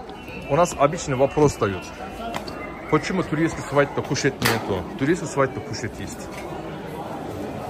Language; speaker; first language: Russian; non-native, learner; Turkish